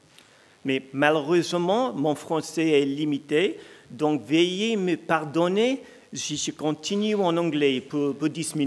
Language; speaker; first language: French; non-native, learner; English